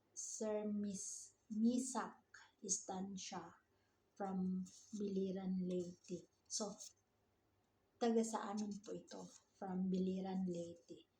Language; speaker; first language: Filipino; non-native, local second language; Waray